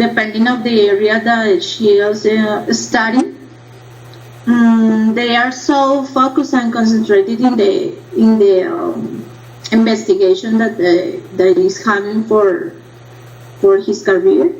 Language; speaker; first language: English; non-native, learner; Spanish